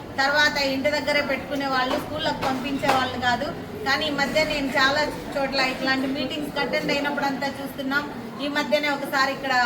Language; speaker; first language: Telugu; native; Telugu